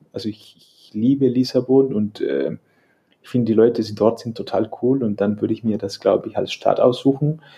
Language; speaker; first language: German; non-native, fluent; Spanish